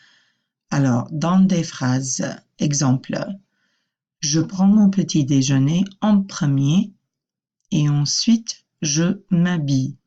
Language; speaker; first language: French; non-native, fluent; English